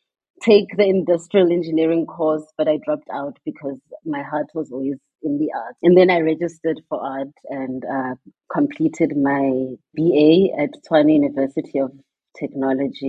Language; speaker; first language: English; non-native, local second language; Tswana